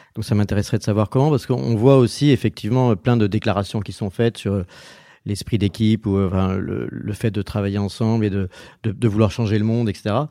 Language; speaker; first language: French; native; French